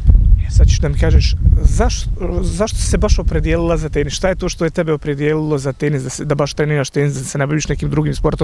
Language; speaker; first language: Serbian; native; Serbian